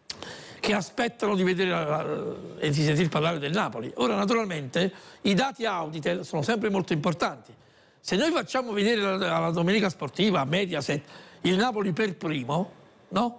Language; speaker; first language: Italian; native; Italian